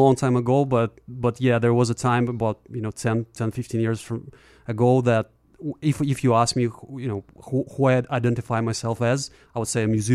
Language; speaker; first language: English; non-native, fluent; Russian